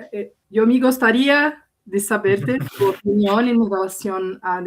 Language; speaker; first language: Spanish; non-native, learner; Portuguese